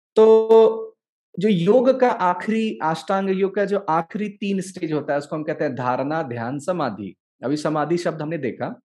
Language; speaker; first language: Hindi; native; Hindi